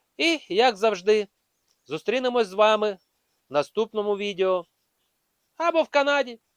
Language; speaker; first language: Ukrainian; non-native, local second language; Russian